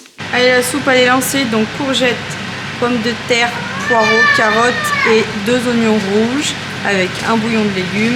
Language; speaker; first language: French; native; French